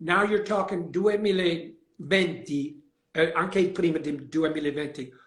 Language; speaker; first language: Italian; non-native, learner; English